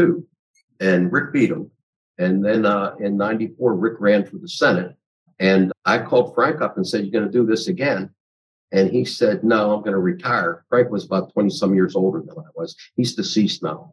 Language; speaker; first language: English; native; English